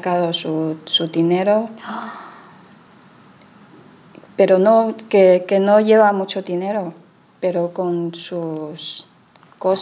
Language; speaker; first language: Spanish; non-native, learner; Chinese